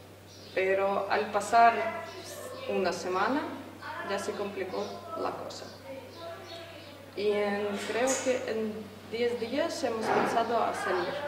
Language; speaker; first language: Spanish; non-native, fluent; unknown